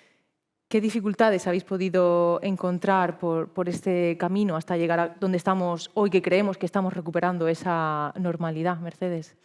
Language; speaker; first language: Spanish; native; Spanish